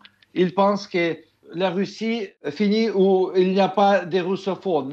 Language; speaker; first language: French; non-native, fluent; Russian